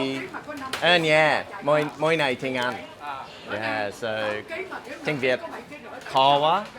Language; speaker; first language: Vietnamese; non-native, learner; English